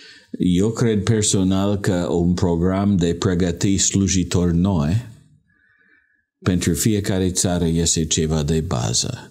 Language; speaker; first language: Romanian; non-native, learner; English